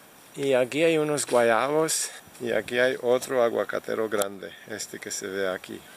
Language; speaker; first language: Spanish; non-native, fluent; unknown